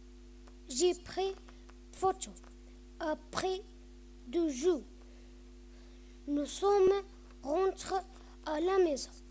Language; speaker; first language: French; non-native, learner; Arabic